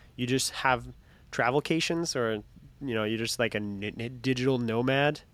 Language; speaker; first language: English; non-native, fluent; French